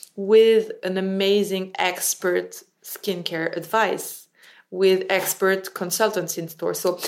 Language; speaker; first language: English; non-native, fluent; French